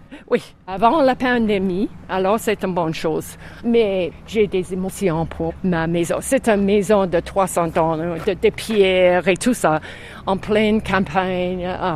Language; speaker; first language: French; non-native, fluent; English